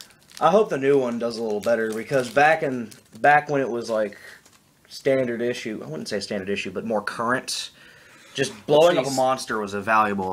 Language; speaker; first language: English; native; English